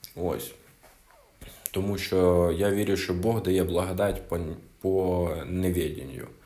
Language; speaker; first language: Ukrainian; non-native, local second language; Russian